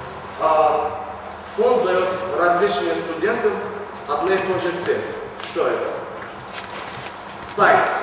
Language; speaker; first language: Russian; non-native, learner; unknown